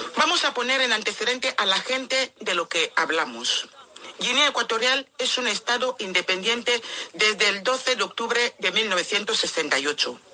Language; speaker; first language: Spanish; non-native, local second language; Fang